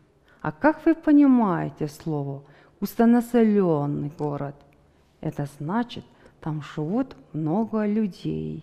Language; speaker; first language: Russian; non-native, fluent; Mongolian